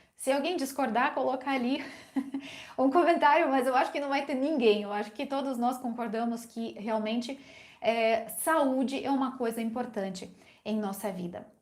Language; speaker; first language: Portuguese; non-native, fluent; Ukrainian